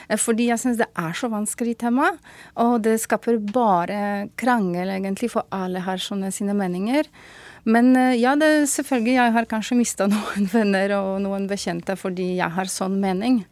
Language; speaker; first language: Norwegian; non-native, fluent; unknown